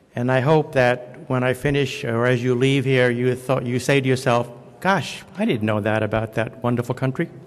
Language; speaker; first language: English; native; English